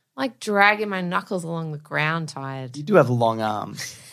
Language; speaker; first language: English; native; English